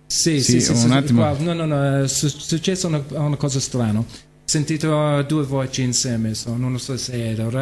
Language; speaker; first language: Italian; non-native, learner; English